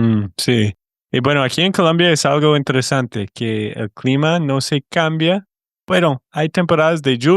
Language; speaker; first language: Spanish; non-native, fluent; English